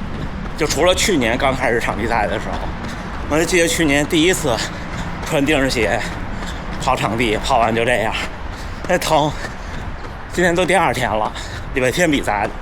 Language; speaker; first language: Chinese; native; Chinese